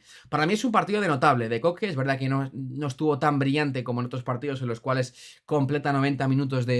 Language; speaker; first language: Spanish; native; Spanish